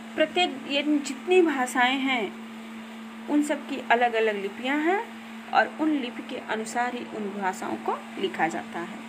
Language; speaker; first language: Hindi; native; Hindi